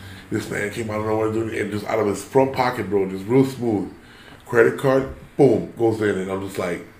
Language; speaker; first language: English; early bilingual, other home language; Spanish